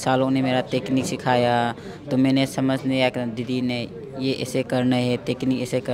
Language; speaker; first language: Hindi; non-native, local second language; Manipuri